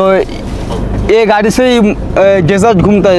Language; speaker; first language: Hindi; non-native, learner; Bangla